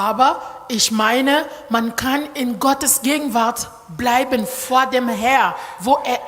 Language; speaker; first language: German; non-native, learner; Lingala